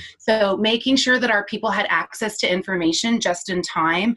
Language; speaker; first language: English; native; English